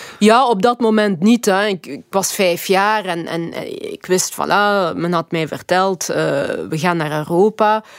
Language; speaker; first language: Dutch; early bilingual, other home language; Lingala